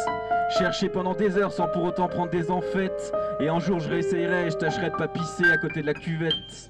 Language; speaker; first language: French; native; French